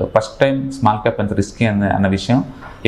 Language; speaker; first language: Telugu; native; Telugu